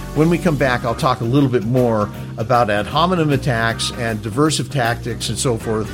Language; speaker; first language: English; native; English